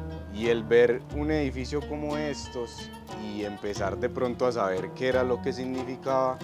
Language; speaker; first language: Spanish; native; Spanish